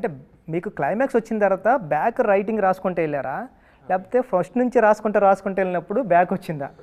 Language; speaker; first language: Telugu; native; Telugu